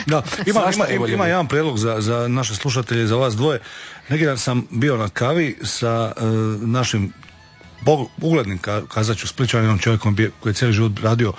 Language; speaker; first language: Serbian; native; Serbian